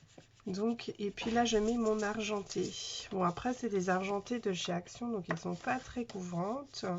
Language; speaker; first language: French; native; French